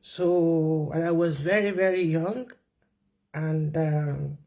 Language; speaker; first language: English; non-native, local second language; Yoruba